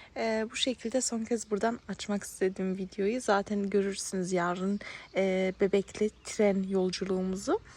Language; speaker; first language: Turkish; early bilingual, heritage; Turkish